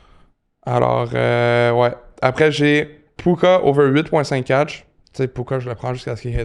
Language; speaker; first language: French; native; French